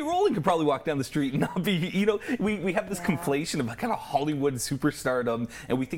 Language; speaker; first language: English; native; English